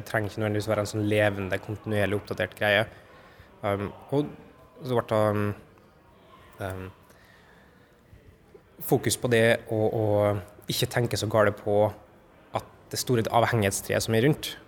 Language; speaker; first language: Norwegian; native; Norwegian